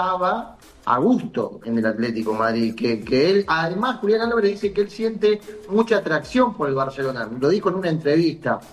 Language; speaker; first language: Spanish; native; Spanish